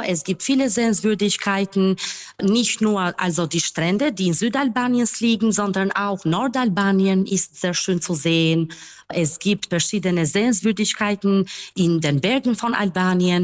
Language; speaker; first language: German; non-native, fluent; Albanian